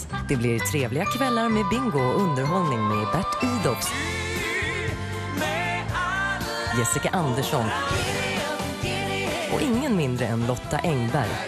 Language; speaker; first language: Swedish; native; Swedish